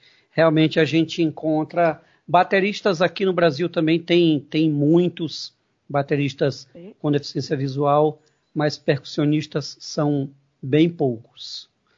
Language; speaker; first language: Portuguese; native; Portuguese